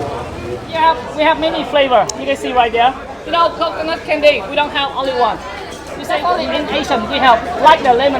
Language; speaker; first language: English; non-native, fluent; Vietnamese